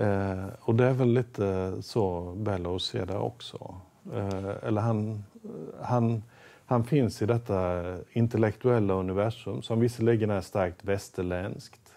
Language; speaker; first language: Swedish; native; Swedish